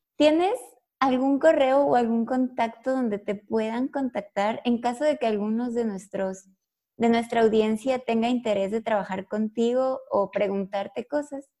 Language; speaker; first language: Spanish; native; Spanish